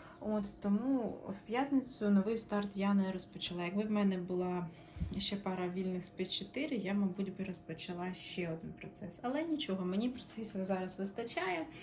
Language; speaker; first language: Ukrainian; non-native, local second language; Russian